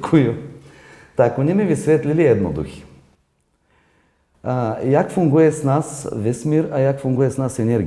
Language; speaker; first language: Czech; non-native, fluent; Bulgarian